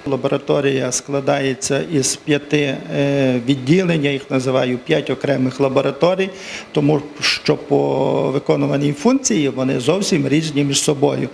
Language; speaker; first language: Ukrainian; native; Ukrainian